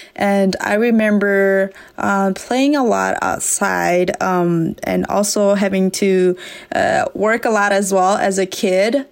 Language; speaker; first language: English; early bilingual, other home language; S'gaw Karen